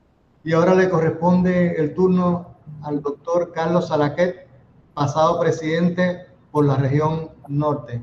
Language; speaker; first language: Spanish; native; Spanish